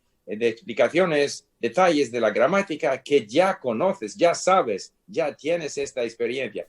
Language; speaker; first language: Spanish; non-native, fluent; English